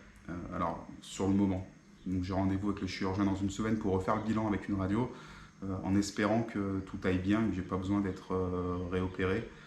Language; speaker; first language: French; native; French